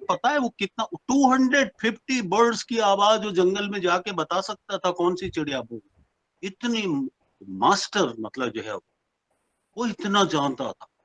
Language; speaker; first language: Hindi; non-native, local second language; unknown